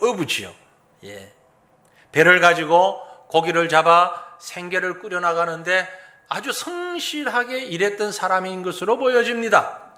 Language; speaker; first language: Korean; native; Korean